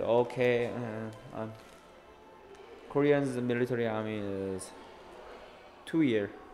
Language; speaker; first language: English; non-native, learner; Korean